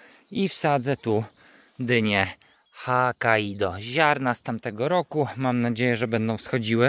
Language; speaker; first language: Polish; native; Polish